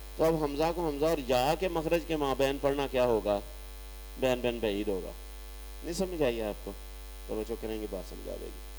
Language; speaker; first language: Urdu; non-native, local second language; Punjabi